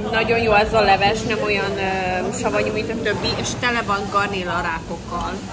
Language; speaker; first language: Hungarian; early bilingual, heritage; Hungarian